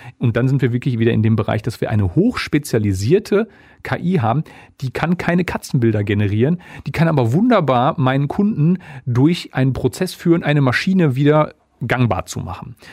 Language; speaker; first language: German; native; German